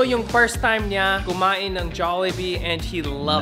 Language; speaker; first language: Filipino; non-native, fluent; English